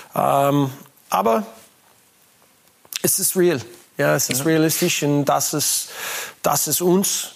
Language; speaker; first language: German; non-native, learner; English